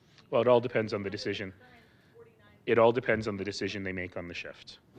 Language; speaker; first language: English; native; English